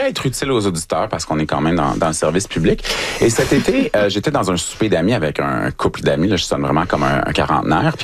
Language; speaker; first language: French; native; French